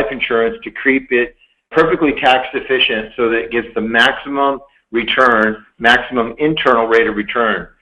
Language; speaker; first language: English; native; English